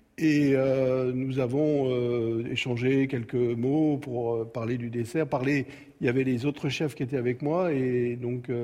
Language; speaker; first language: French; native; French